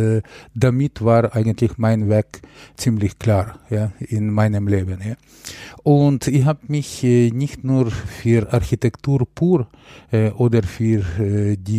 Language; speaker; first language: German; non-native, fluent; Ukrainian